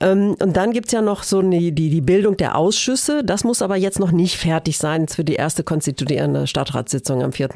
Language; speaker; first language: German; native; German